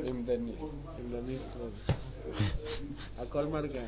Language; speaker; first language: Hebrew; non-native, learner; Spanish